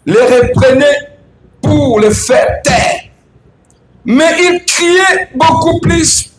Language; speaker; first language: French; non-native, local second language; Swahili